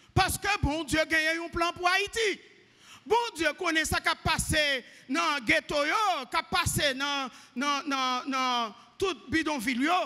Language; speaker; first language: French; non-native, local second language; Haitian Creole